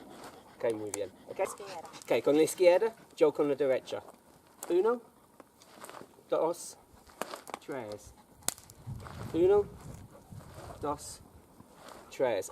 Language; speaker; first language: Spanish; non-native, learner; English